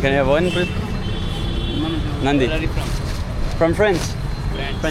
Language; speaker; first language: English; non-native, learner; French